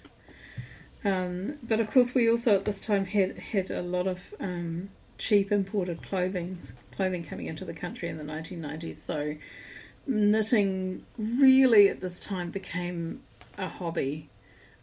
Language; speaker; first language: English; native; English